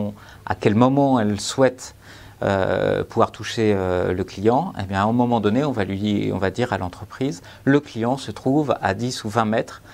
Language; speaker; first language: French; native; French